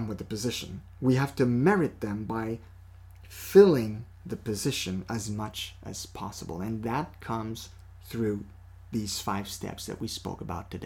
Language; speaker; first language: English; non-native, fluent; French